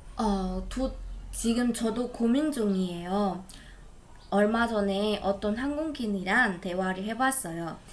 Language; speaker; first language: Korean; non-native, fluent; Burmese